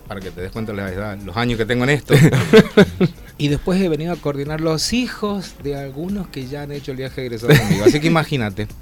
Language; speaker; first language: Spanish; native; Spanish